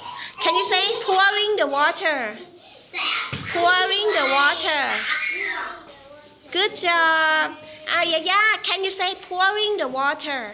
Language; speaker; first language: English; non-native, fluent; Thai